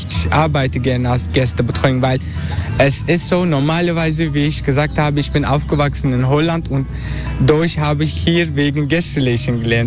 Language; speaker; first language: German; non-native, learner; Turkish